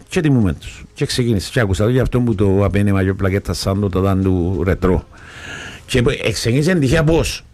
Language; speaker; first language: Greek; native; Greek